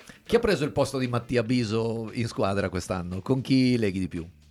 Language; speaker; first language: Italian; native; Italian